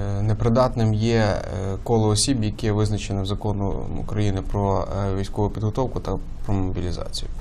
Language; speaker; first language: Ukrainian; native; Ukrainian